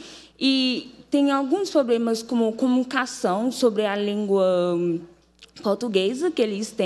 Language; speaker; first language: Portuguese; non-native, fluent; Haitian Creole